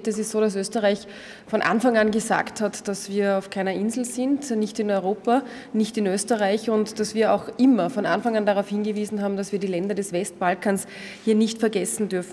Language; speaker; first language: German; native; German